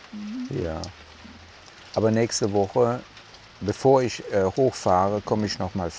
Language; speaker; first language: German; native; German